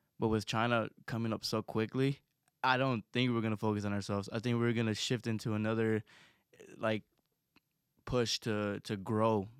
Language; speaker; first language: English; native; English